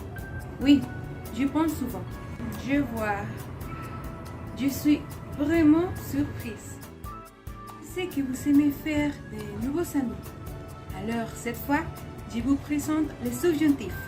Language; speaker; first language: French; non-native, learner; Spanish